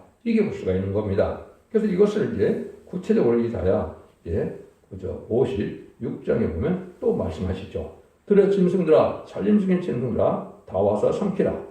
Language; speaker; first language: Korean; native; Korean